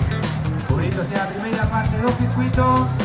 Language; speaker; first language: Spanish; non-native, local second language; Galician